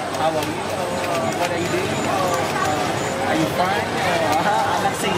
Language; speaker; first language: English; non-native, learner; Khmer